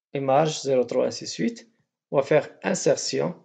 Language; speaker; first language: French; non-native, local second language; Arabic